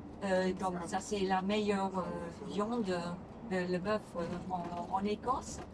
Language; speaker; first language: French; non-native, fluent; English